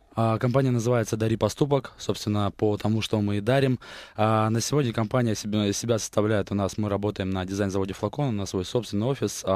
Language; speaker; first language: Russian; native; Russian